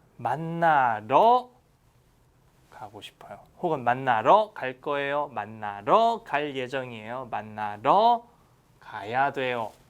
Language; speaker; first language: Korean; native; Korean